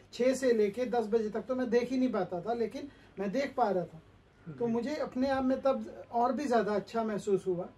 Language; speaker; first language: Hindi; native; Hindi